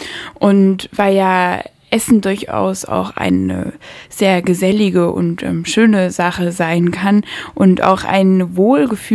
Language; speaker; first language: German; native; German